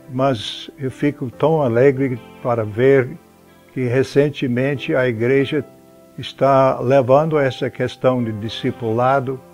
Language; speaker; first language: Portuguese; non-native, fluent; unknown